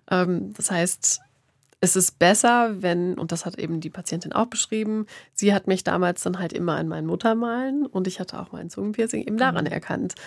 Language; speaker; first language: German; native; German